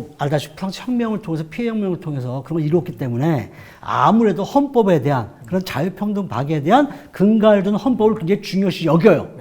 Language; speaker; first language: Korean; native; Korean